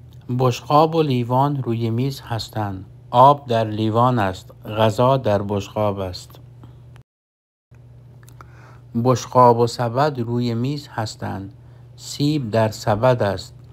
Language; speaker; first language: Persian; non-native, fluent; Urdu